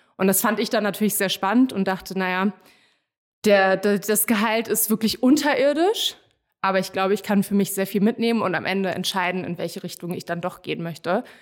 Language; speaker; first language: German; native; German